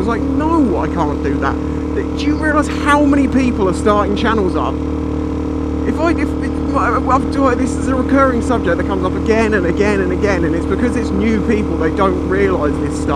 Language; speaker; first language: English; native; English